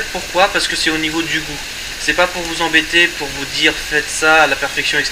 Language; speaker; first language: French; native; French